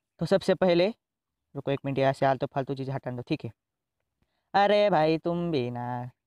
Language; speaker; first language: Hindi; native; Hindi